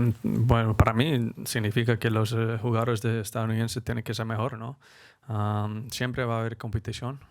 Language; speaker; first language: Spanish; early bilingual, heritage; Spanish